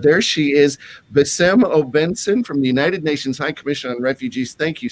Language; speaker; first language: English; native; English